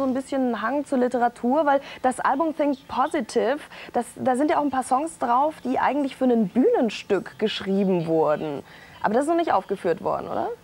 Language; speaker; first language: German; native; German